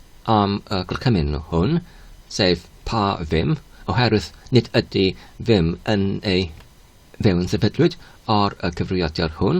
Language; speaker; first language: Welsh; non-native, learner; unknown